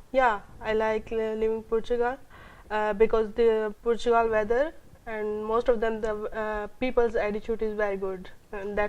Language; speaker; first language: English; non-native, local second language; Urdu